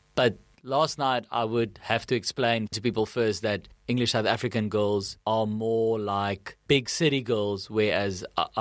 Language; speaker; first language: English; non-native, local second language; Afrikaans